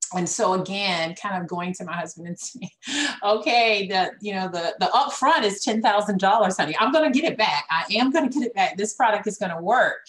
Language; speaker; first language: English; native; English